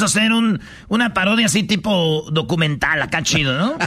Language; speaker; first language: Spanish; native; Spanish